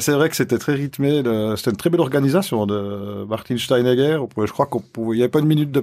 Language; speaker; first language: French; native; French